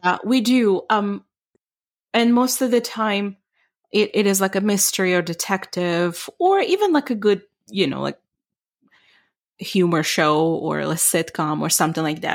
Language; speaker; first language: English; non-native, fluent; Ukrainian